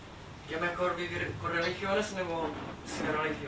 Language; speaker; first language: Spanish; non-native, learner; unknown